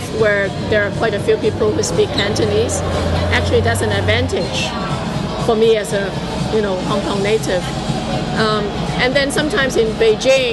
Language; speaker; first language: English; non-native, local second language; Cantonese